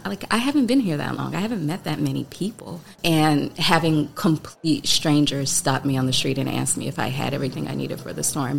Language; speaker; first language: English; native; English